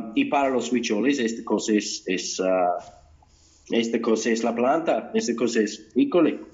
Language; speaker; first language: Spanish; non-native, learner; English